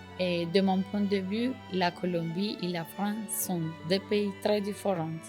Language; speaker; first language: French; non-native, learner; Spanish